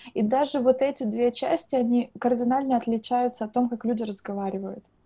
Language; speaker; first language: Russian; native; Russian